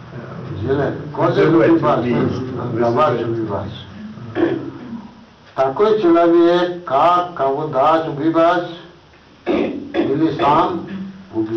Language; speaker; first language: Russian; non-native, learner; Bangla